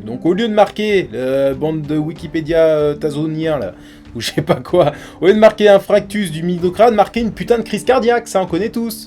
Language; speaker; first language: French; native; French